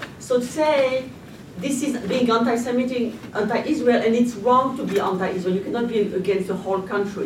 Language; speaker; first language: English; non-native, fluent; French